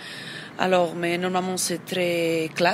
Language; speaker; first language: French; non-native, learner; Portuguese